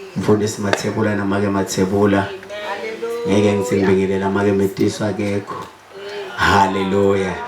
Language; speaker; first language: Zulu; non-native, local second language; Swati